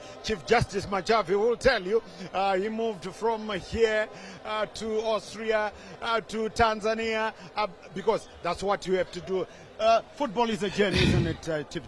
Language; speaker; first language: English; non-native, local second language; Shona